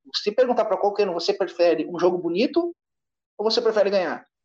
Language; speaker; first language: Portuguese; native; Portuguese